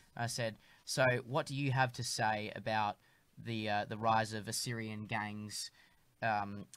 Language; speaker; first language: English; native; English